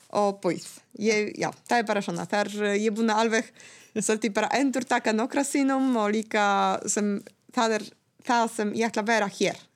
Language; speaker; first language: Icelandic; non-native, fluent; Polish